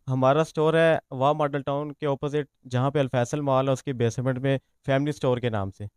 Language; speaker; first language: Urdu; non-native, local second language; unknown